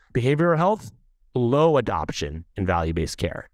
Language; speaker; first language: English; native; English